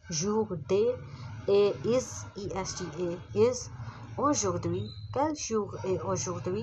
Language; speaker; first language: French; non-native, fluent; Urdu